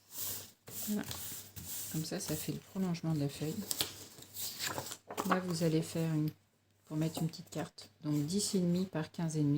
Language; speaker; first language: French; native; French